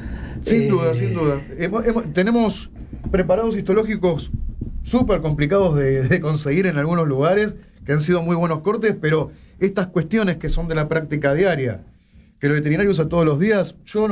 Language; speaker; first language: Spanish; native; Spanish